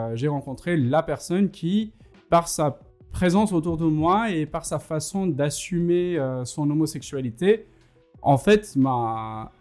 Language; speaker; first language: French; non-native, fluent; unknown